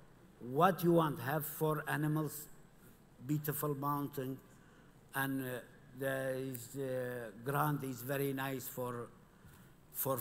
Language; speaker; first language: English; non-native, learner; Kurdish